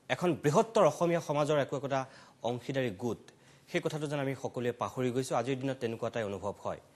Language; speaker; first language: Assamese; native; Assamese